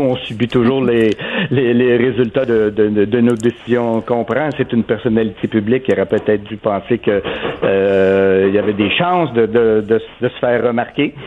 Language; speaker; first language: French; native; French